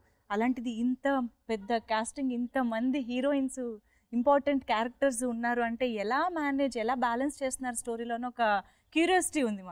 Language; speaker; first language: Telugu; native; Telugu